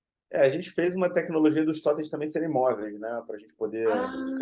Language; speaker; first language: Portuguese; native; Portuguese